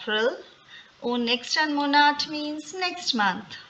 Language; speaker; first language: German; non-native, fluent; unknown